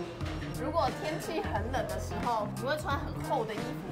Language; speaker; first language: Chinese; native; Chinese